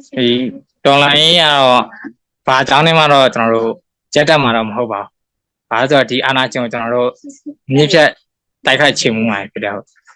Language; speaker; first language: Burmese; native; Burmese